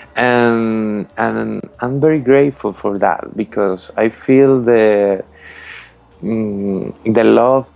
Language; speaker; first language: English; non-native, learner; Spanish